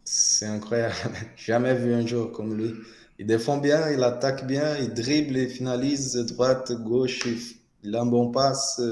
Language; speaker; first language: French; non-native, fluent; Portuguese